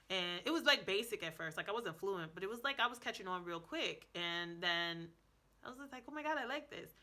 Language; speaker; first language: English; native; English